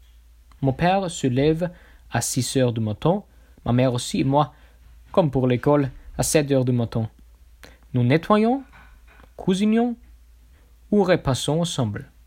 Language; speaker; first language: French; non-native, learner; German